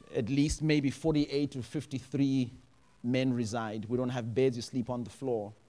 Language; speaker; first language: English; non-native, local second language; Shona